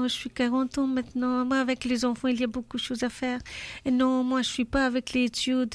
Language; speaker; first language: French; non-native, learner; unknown